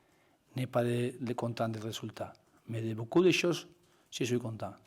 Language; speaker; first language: French; non-native, learner; Spanish